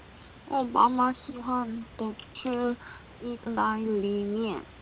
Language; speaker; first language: Chinese; non-native, learner; Korean